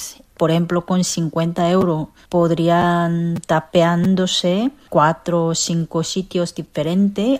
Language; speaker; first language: Spanish; non-native, fluent; Korean